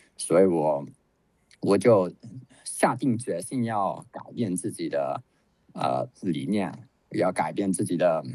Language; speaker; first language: Chinese; non-native, fluent; English